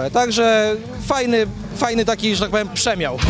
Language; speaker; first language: Polish; native; Polish